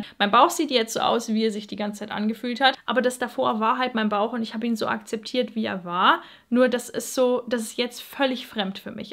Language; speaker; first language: German; native; German